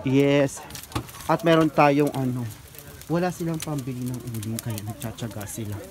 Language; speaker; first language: Filipino; native; Filipino